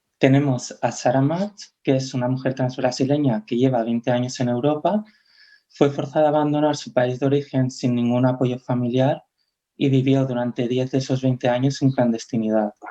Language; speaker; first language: Spanish; native; Spanish